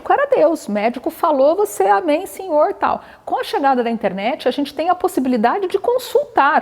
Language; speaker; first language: Portuguese; native; Portuguese